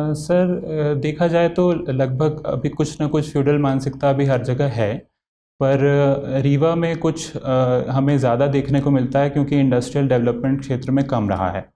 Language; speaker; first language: Hindi; native; Hindi